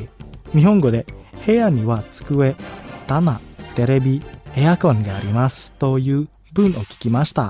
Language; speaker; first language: Japanese; non-native, fluent; Indonesian